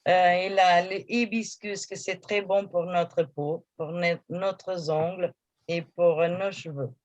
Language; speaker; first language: French; non-native, fluent; Portuguese